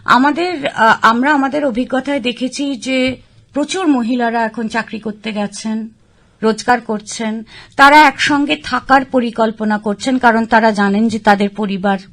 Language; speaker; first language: Bangla; native; Bangla